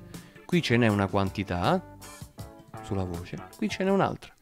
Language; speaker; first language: Italian; native; Italian